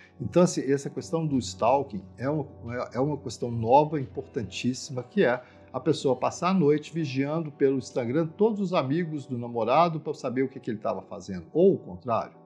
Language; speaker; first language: Portuguese; native; Portuguese